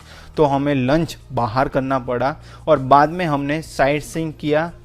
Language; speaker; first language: Hindi; native; Hindi